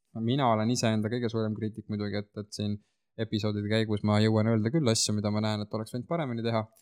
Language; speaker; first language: Estonian; native; Estonian